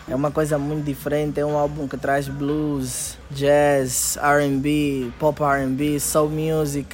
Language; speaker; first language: Portuguese; native; Portuguese